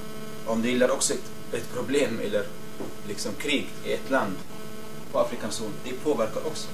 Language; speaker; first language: Swedish; non-native, fluent; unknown